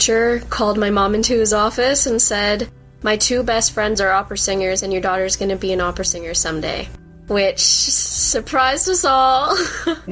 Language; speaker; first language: English; native; English